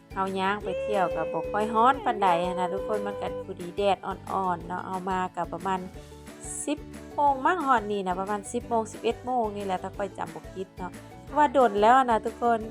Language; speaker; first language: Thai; non-native, local second language; Lao